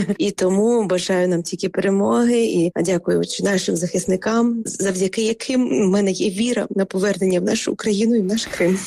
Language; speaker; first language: Ukrainian; non-native, local second language; Crimean Tatar